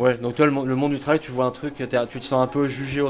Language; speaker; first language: French; native; French